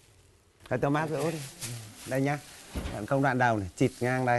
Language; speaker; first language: Vietnamese; native; Vietnamese